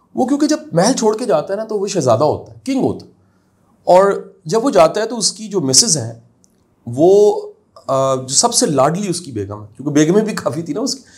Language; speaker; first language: Urdu; non-native, local second language; Punjabi